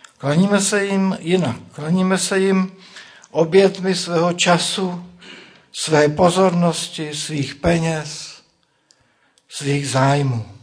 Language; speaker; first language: Czech; native; Czech